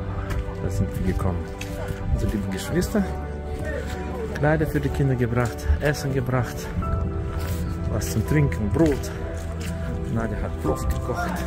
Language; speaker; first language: German; non-native, learner; Russian